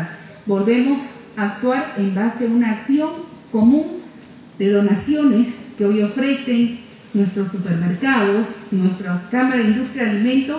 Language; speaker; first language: Spanish; native; Spanish